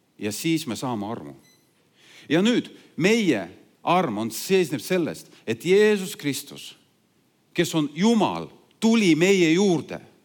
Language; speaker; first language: Estonian; non-native, local second language; Russian